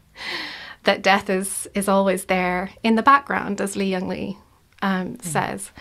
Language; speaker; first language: English; native; English